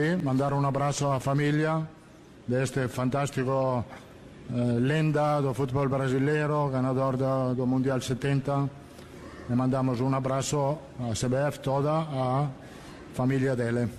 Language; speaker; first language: Portuguese; non-native, learner; Italian